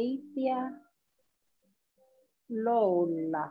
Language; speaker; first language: Finnish; non-native, learner; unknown